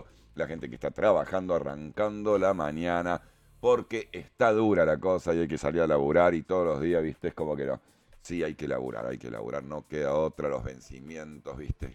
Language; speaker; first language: Spanish; native; Spanish